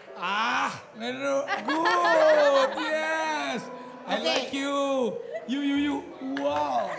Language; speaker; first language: English; non-native, learner; Indonesian